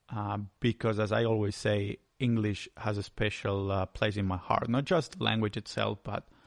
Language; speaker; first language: English; non-native, fluent; Spanish